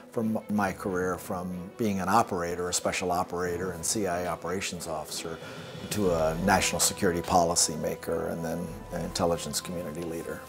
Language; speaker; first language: English; native; English